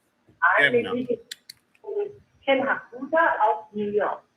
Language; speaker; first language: German; non-native, learner; Korean